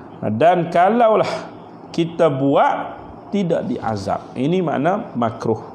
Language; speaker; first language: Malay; native; Malay